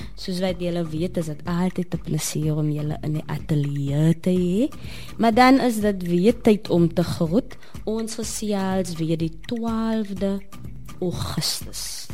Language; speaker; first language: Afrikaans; native; Afrikaans